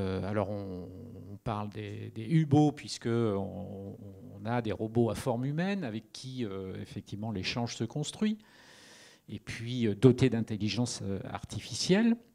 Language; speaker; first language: French; native; French